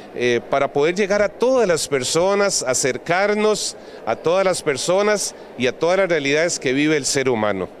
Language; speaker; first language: Spanish; native; Spanish